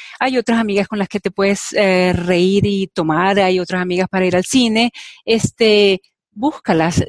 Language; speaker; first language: Spanish; native; Spanish